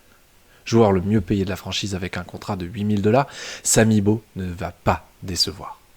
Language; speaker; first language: French; native; French